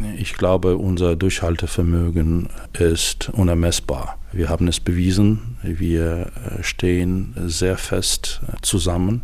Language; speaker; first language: German; non-native, fluent; Ukrainian